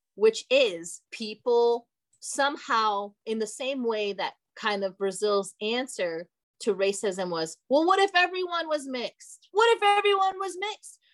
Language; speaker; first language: English; early bilingual, other home language; Portuguese